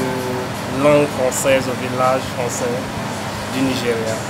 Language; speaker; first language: French; non-native, fluent; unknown